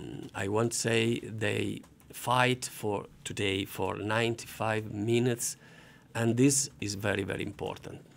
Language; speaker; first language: English; non-native, learner; Italian